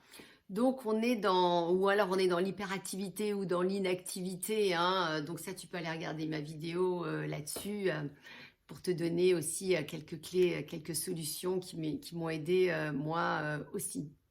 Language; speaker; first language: French; native; French